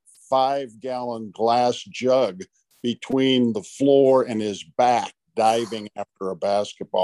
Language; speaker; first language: English; native; English